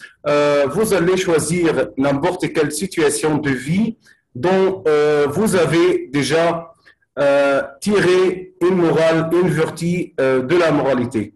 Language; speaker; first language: French; non-native, fluent; Arabic